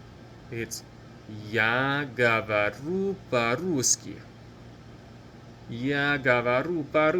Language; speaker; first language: Russian; non-native, fluent; English